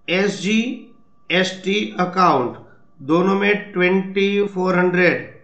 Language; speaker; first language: Hindi; non-native, local second language; Gujarati